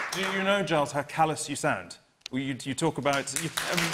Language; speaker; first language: English; native; English